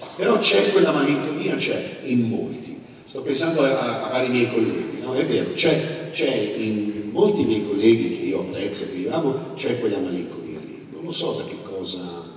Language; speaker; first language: Italian; native; Italian